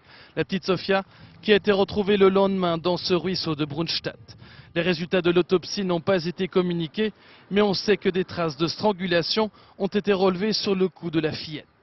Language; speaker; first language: French; native; French